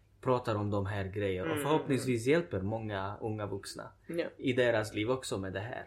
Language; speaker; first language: Swedish; early bilingual, other home language; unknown